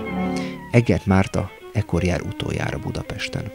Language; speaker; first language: Hungarian; native; Hungarian